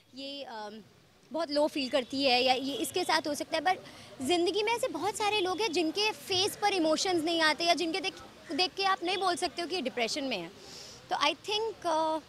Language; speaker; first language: Hindi; native; Hindi